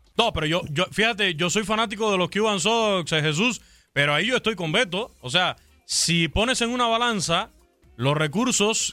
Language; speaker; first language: Spanish; native; Spanish